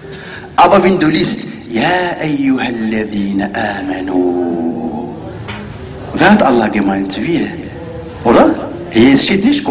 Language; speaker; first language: German; non-native, learner; Arabic